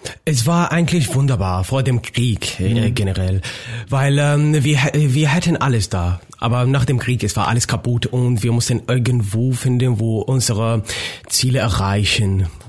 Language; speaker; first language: German; non-native, learner; Arabic